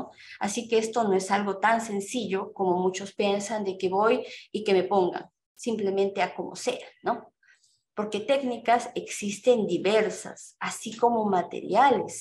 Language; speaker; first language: Spanish; native; Spanish